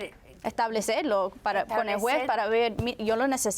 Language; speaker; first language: Spanish; early bilingual, heritage; Spanish